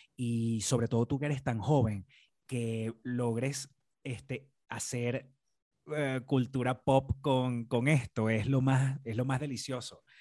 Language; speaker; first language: Spanish; native; Spanish